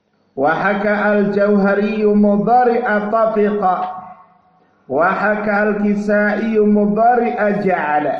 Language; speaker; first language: Arabic; non-native, fluent; Indonesian